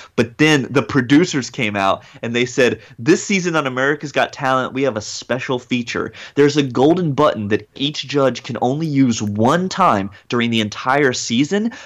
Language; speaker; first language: English; native; English